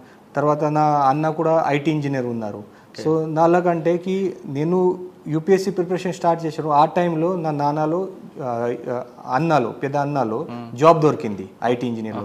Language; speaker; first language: Telugu; non-native, fluent; Marathi